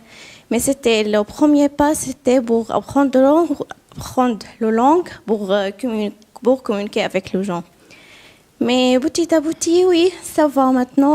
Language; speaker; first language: French; non-native, learner; Arabic